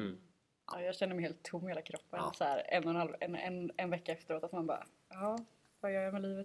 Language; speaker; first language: Swedish; native; Swedish